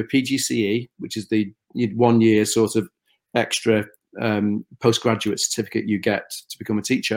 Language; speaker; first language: English; native; English